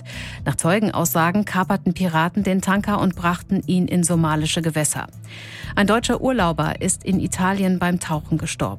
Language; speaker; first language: German; native; German